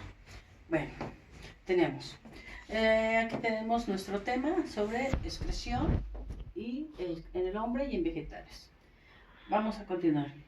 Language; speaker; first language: Spanish; native; Spanish